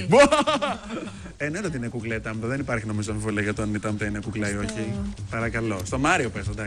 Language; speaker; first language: Greek; native; Greek